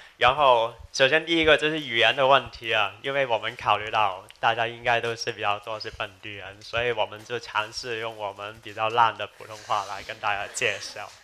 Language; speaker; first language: Chinese; non-native, local second language; Cantonese